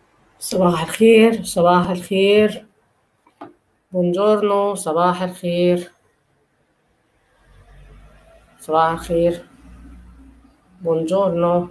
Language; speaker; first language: Arabic; native; Arabic